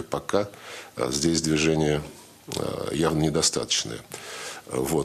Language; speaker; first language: Russian; native; Russian